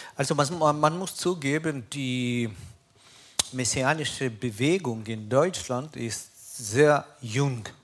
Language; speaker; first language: German; non-native, fluent; Russian